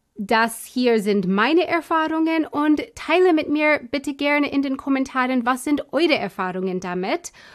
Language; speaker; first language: German; non-native, fluent; English